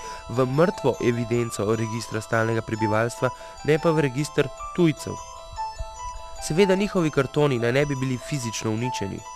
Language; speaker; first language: Slovenian; native; Slovenian